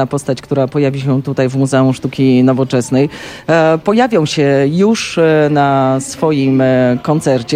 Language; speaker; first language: Polish; native; Polish